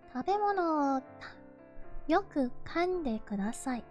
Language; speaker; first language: Japanese; non-native, learner; English